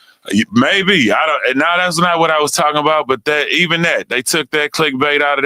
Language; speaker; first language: English; native; English